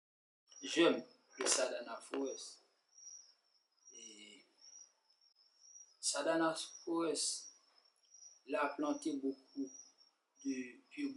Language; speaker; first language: French; non-native, local second language; Haitian Creole